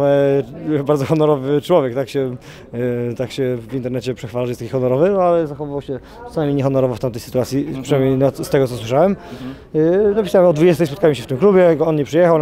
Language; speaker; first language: Polish; native; Polish